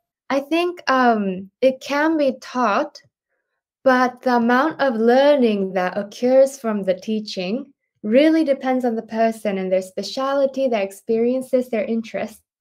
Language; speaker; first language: English; non-native, fluent; Japanese